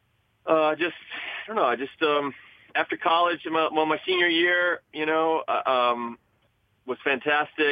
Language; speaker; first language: English; native; English